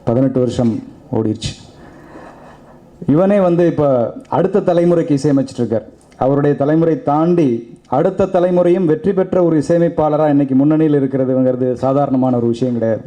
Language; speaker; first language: Tamil; native; Tamil